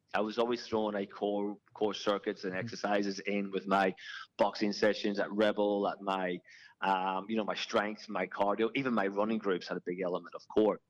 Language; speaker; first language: English; native; English